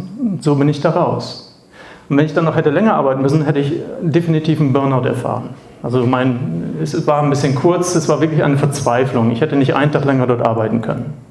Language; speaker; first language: German; native; German